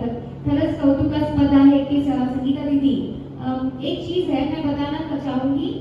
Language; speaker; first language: Hindi; non-native, local second language; Marathi